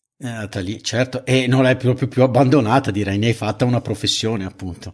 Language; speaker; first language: Italian; native; Italian